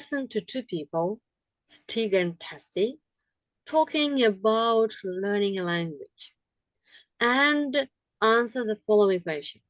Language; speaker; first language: English; non-native, fluent; Russian